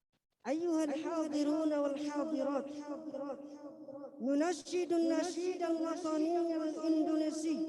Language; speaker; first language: Arabic; non-native, fluent; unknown